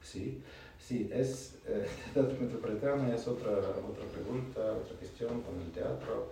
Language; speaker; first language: Spanish; non-native, learner; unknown